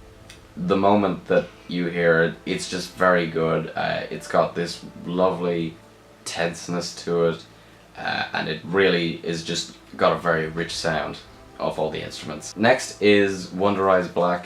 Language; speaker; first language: English; native; English